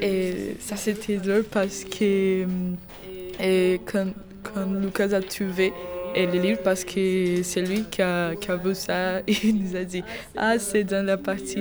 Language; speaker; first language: French; non-native, learner; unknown